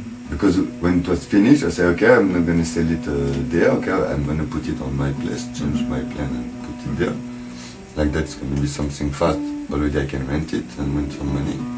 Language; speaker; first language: English; non-native, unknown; French